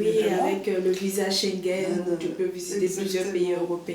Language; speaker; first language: French; native; French